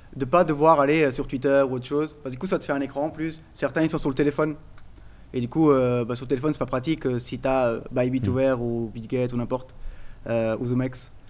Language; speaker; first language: French; non-native, fluent; Portuguese